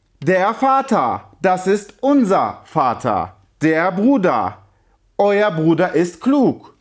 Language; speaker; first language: German; non-native, fluent; Turkish